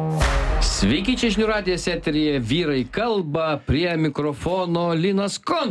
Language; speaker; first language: Lithuanian; native; Lithuanian